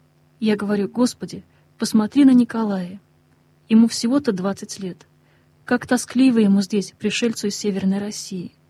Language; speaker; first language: Russian; native; Russian